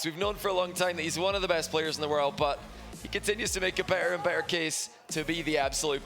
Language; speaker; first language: English; native; English